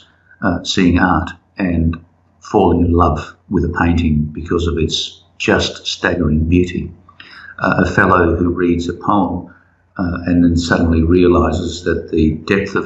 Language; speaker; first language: English; native; English